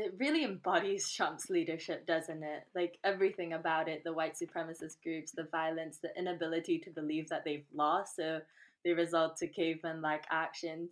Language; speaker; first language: English; non-native, local second language; Chinese